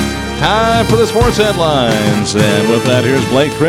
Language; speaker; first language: English; native; English